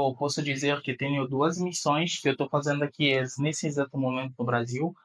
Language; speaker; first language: Portuguese; non-native, fluent; Lingala